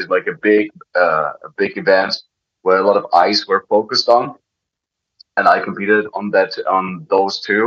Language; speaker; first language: English; non-native, fluent; German